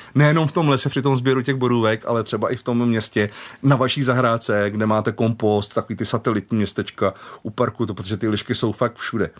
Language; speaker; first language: Czech; native; Czech